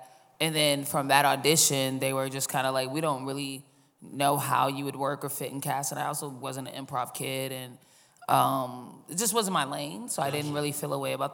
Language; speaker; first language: English; native; English